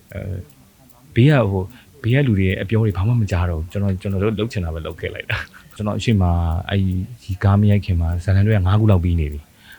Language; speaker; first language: Burmese; native; Burmese